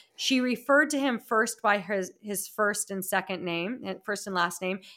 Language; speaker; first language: English; native; English